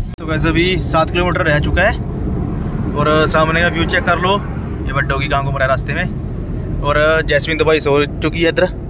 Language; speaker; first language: Hindi; non-native, local second language; Punjabi